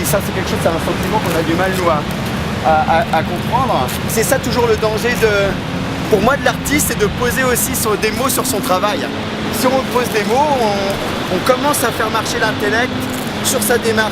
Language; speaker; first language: French; native; French